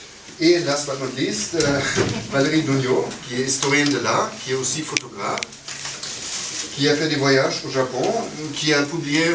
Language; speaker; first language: French; non-native, fluent; German